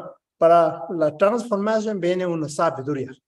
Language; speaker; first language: Spanish; non-native, learner; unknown